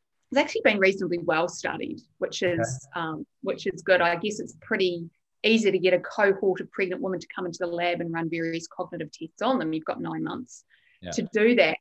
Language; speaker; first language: English; native; English